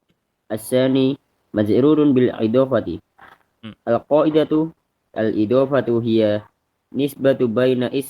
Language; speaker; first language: Arabic; non-native, learner; Indonesian